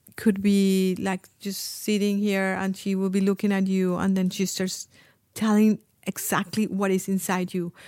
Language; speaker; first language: English; non-native, fluent; Spanish